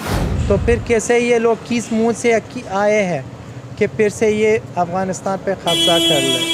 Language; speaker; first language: Hindi; non-native, learner; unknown